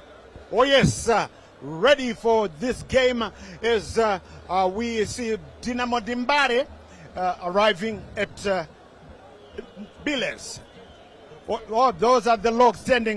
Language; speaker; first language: English; non-native, local second language; Shona